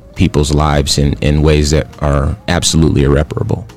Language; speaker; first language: English; native; English